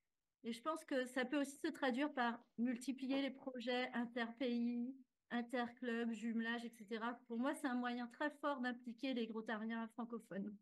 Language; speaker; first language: French; native; French